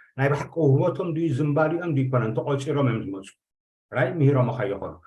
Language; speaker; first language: Tigrinya; native; Tigrinya